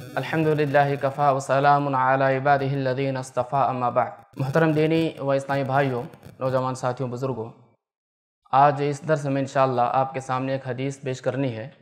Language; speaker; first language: Hindi; native; Hindi